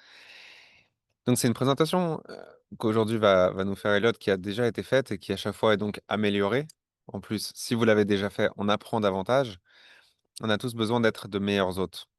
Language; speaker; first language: French; native; French